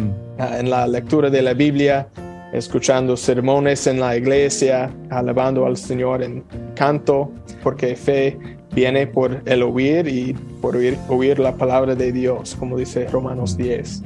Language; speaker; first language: Spanish; non-native, fluent; English